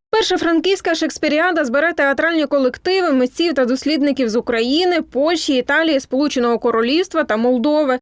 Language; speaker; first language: Ukrainian; native; Ukrainian